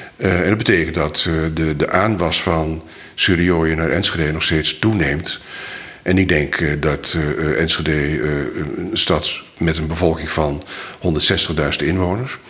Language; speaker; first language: Dutch; native; Dutch